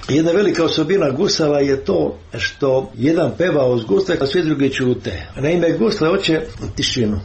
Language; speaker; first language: Serbian; native; Serbian